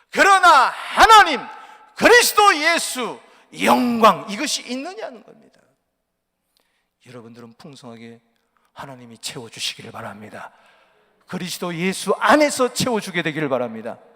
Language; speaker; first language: Korean; native; Korean